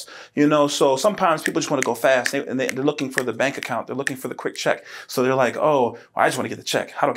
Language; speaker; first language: English; native; English